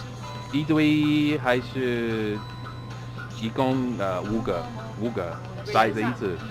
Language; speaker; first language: Chinese; non-native, fluent; English